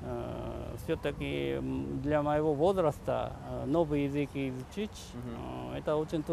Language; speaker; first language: Russian; non-native, fluent; Japanese